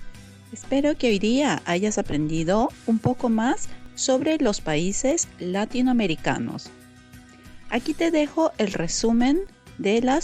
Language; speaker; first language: Spanish; non-native, fluent; Norwegian